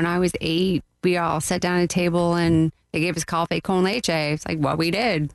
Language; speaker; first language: English; native; English